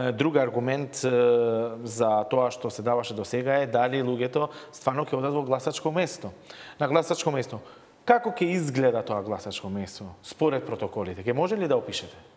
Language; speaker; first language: Macedonian; non-native, local second language; Albanian